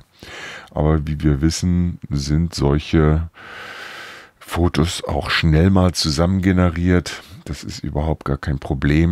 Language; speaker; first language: German; native; German